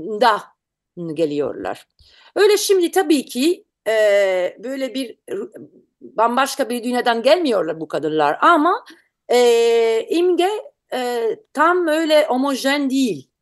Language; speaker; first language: Turkish; non-native, learner; Italian